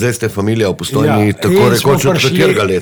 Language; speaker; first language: Slovenian; native; Slovenian